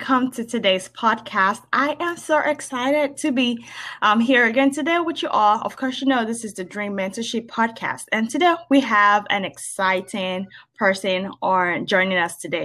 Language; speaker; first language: English; non-native, local second language; Yoruba